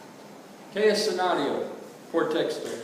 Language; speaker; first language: Spanish; non-native, learner; English